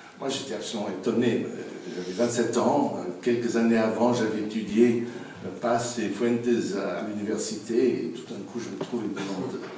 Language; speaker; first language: French; non-native, fluent; English